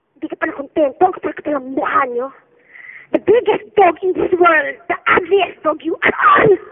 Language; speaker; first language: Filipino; native; Filipino